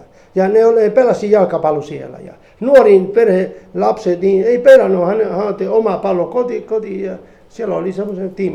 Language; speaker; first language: Finnish; non-native, fluent; Spanish